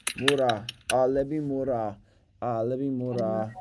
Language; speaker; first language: Indonesian; non-native, learner; English